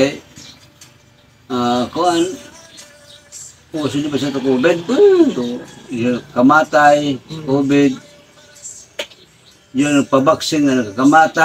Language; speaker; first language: Filipino; non-native, local second language; Cebuano